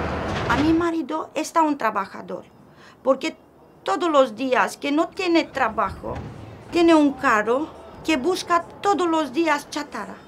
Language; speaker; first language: Spanish; non-native, learner; Romanian